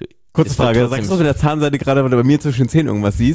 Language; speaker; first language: German; native; German